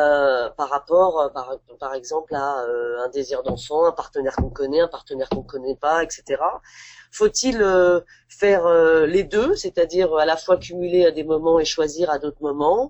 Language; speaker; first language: French; native; French